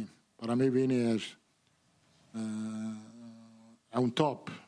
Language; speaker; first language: Portuguese; non-native, learner; Italian